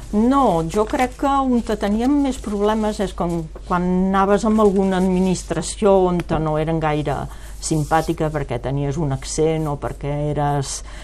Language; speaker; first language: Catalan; non-native, local second language; French